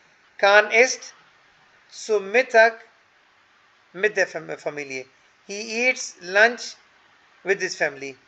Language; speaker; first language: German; non-native, fluent; Hindi